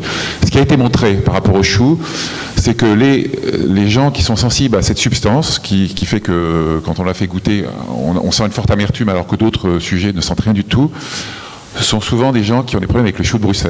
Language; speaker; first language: French; native; French